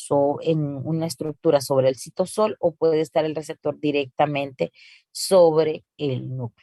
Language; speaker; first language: Spanish; native; Spanish